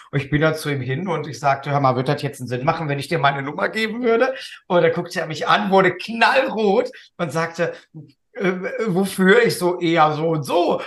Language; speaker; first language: German; native; German